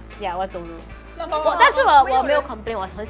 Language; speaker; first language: Chinese; non-native, local second language; English